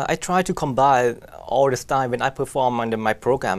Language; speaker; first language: English; non-native, fluent; Thai